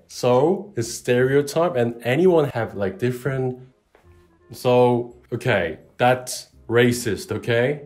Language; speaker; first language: English; non-native, fluent; Korean